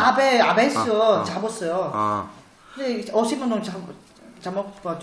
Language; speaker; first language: Korean; non-native, learner; Vietnamese